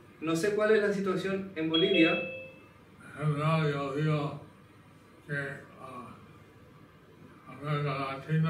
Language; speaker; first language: Spanish; non-native, learner; English